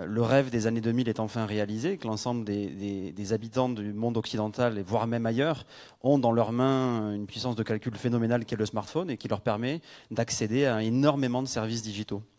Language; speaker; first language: French; native; French